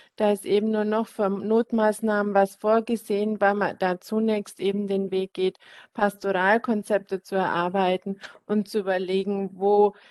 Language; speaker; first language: German; native; German